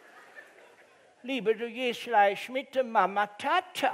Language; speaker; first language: German; native; German